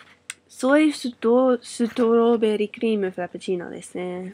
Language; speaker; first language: Japanese; non-native, learner; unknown